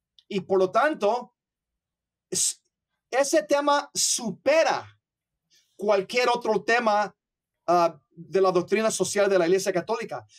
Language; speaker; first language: Spanish; early bilingual, other home language; English